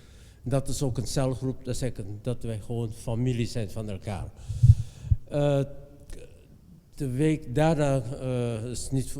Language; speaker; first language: Dutch; non-native, fluent; Indonesian